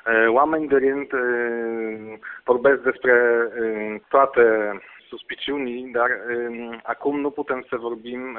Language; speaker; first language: Romanian; non-native, fluent; Polish